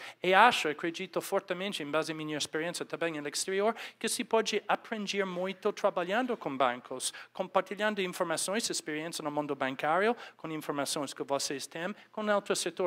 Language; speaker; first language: Portuguese; non-native, fluent; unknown